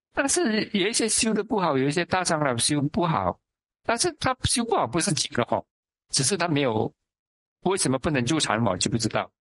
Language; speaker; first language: Chinese; non-native, local second language; Min Nan Chinese